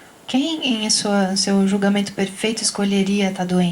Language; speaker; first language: Portuguese; native; Portuguese